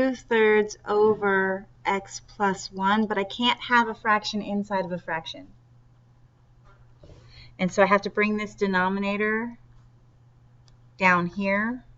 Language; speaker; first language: English; native; English